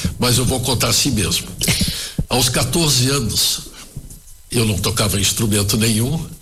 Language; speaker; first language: Portuguese; early bilingual, other home language; German